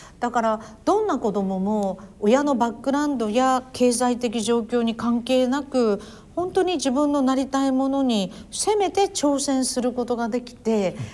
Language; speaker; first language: Japanese; native; Japanese